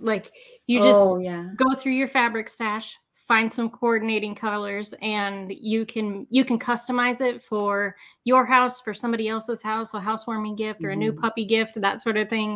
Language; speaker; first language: English; native; English